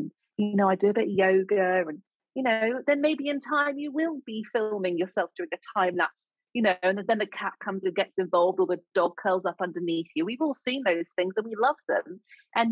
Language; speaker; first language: English; native; English